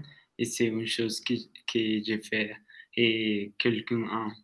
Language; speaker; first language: French; non-native, learner; Spanish